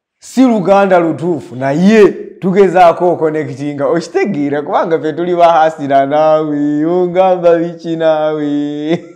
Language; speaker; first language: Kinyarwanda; early bilingual, heritage; Kinyarwanda